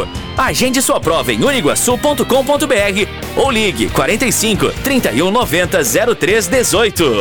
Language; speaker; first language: Portuguese; native; Portuguese